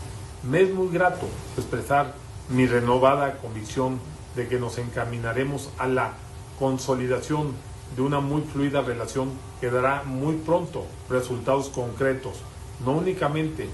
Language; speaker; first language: Spanish; native; Spanish